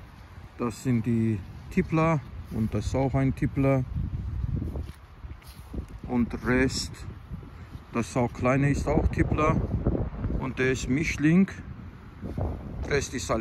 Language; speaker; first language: German; non-native, fluent; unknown